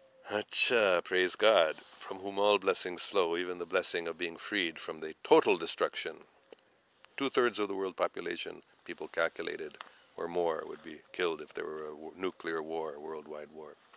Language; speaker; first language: English; native; English